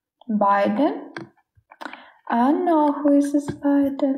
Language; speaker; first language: English; non-native, learner; Ukrainian